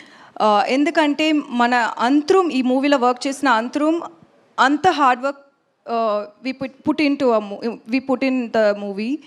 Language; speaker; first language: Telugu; non-native, learner; Tamil